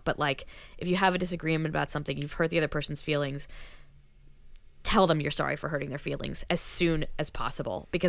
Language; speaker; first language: English; native; English